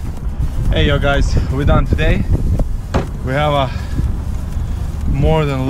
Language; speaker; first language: English; non-native, learner; Ukrainian